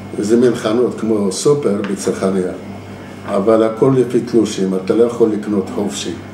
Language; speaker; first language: Hebrew; non-native, fluent; Arabic